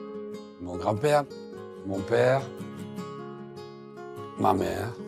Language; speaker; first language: French; early bilingual, heritage; Spanish